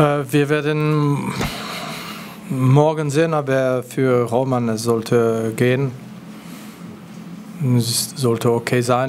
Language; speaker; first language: German; non-native, local second language; French